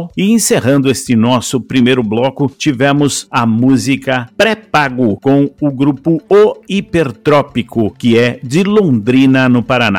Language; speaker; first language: Portuguese; native; Portuguese